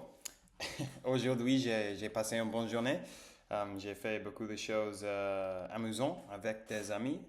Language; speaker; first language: French; non-native, learner; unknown